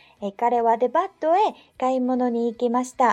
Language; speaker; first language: Japanese; non-native, fluent; Chinese